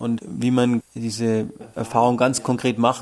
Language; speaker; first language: German; native; German